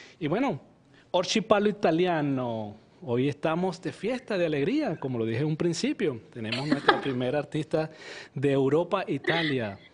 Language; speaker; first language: Spanish; native; Spanish